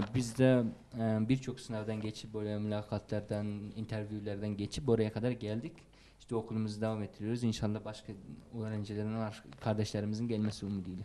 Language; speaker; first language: Turkish; non-native, fluent; Uzbek